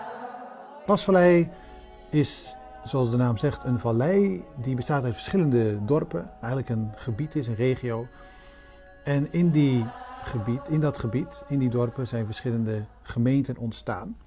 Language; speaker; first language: Dutch; native; Dutch